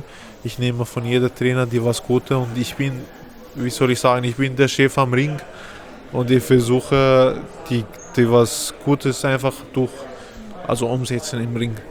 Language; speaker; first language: German; non-native, fluent; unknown